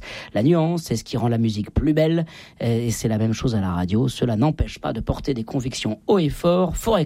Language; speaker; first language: French; native; French